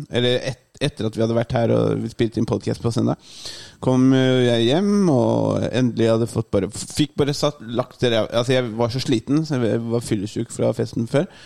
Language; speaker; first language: Norwegian; native; Norwegian